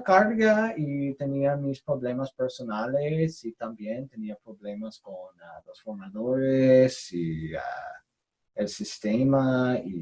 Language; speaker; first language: Spanish; non-native, learner; English